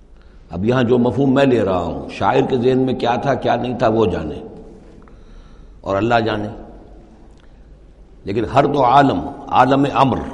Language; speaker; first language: Urdu; native; Urdu